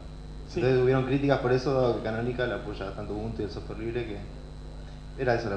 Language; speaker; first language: Spanish; native; Spanish